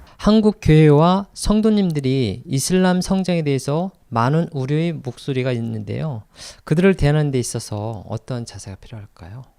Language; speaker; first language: Korean; native; Korean